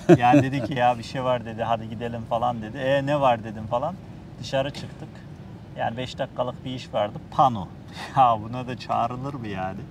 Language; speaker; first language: Turkish; native; Turkish